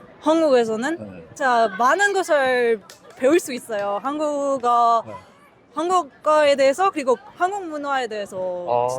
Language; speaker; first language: Korean; non-native, learner; French